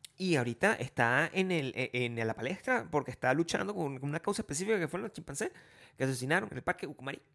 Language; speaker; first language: Spanish; native; Spanish